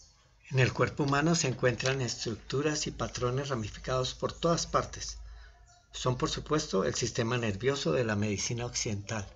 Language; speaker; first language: Spanish; native; Spanish